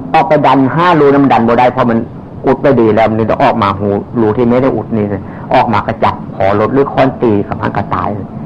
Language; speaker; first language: Thai; native; Thai